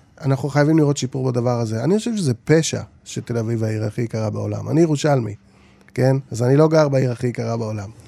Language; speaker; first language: Hebrew; native; Hebrew